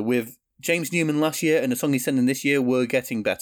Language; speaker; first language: English; native; English